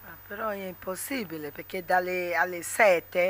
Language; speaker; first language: Italian; non-native, learner; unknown